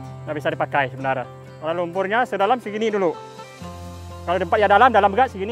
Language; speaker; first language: Indonesian; non-native, local second language; Iban